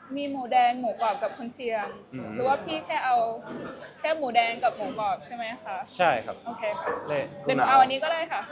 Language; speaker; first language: Thai; native; Thai